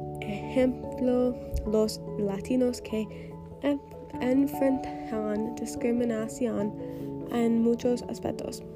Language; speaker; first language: Spanish; non-native, learner; English